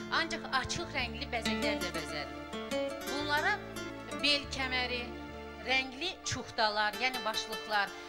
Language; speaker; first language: Azerbaijani; non-native, local second language; Avaric